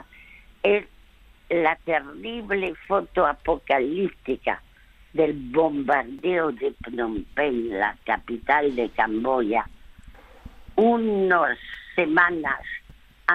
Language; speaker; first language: Spanish; early bilingual, other home language; French